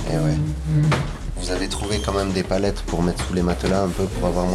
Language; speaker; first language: French; native; French